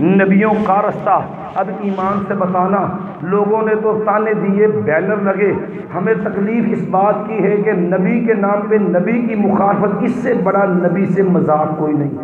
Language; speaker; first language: Urdu; non-native, local second language; Punjabi